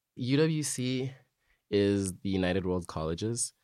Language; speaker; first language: English; native; English